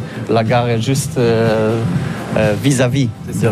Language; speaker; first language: French; non-native, learner; Polish